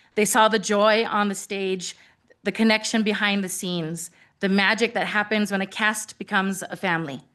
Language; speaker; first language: English; native; English